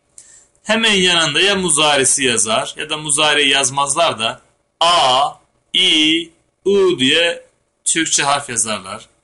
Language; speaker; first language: Turkish; native; Turkish